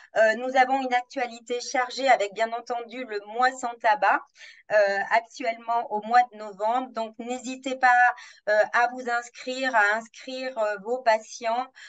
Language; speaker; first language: French; native; French